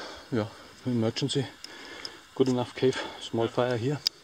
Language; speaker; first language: English; non-native, fluent; German